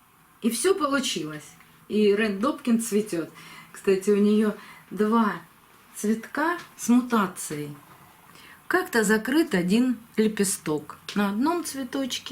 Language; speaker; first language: Russian; native; Russian